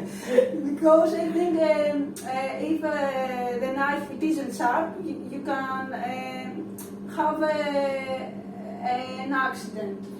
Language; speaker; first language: English; non-native, learner; Greek